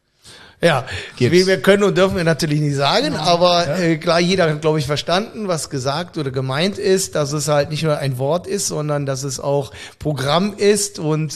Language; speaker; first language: German; native; German